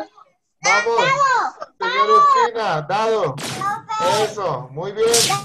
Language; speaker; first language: Spanish; native; Spanish